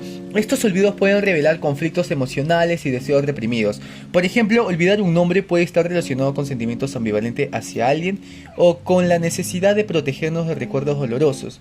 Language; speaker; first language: Spanish; native; Spanish